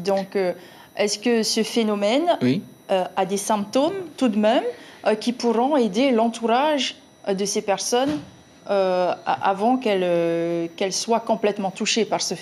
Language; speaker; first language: French; native; French